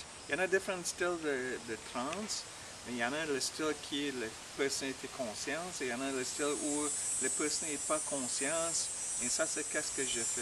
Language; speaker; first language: French; non-native, learner; English